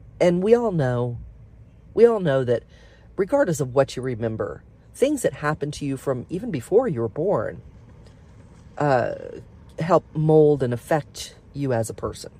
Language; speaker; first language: English; native; English